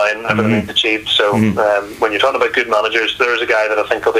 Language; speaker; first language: English; native; English